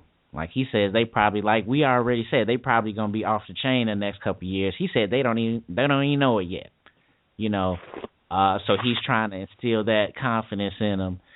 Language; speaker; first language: English; native; English